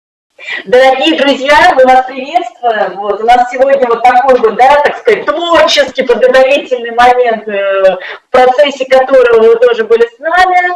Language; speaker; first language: Russian; native; Russian